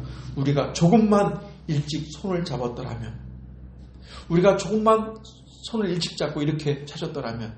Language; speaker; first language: Korean; native; Korean